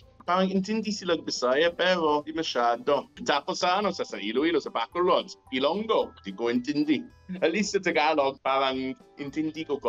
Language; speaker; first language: Filipino; non-native, learner; English